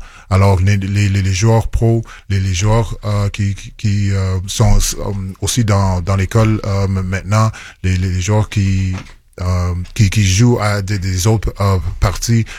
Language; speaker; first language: French; non-native, local second language; English